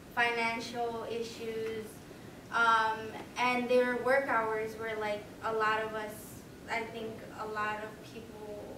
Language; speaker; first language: English; native; English